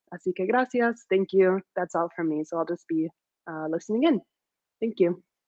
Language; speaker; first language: English; native; English